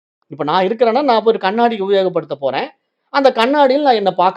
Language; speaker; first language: Tamil; native; Tamil